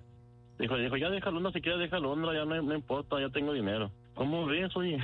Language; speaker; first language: Spanish; native; Spanish